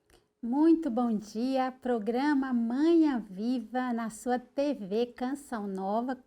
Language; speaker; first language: Portuguese; native; Portuguese